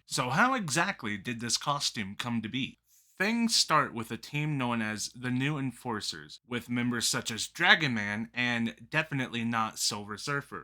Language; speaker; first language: English; native; English